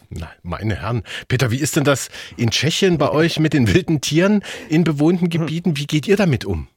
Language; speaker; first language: German; native; German